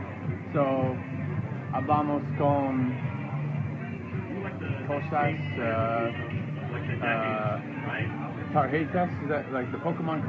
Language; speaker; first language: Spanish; non-native, learner; English